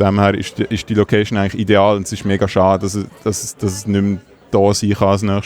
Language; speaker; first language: German; native; German